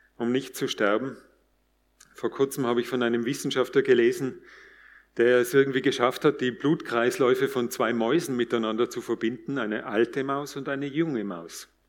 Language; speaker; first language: German; native; German